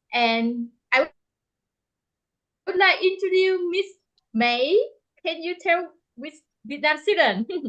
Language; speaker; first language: English; non-native, learner; Vietnamese